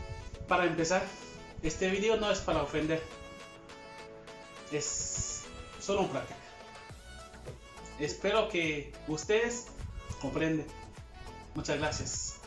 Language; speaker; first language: Spanish; non-native, learner; Haitian Creole